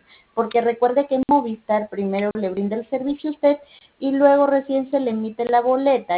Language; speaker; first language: Spanish; native; Spanish